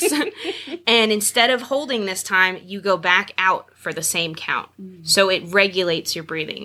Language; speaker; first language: English; native; English